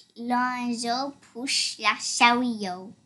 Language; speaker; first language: French; non-native, learner; English